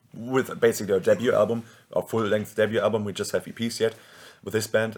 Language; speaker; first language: English; non-native, fluent; German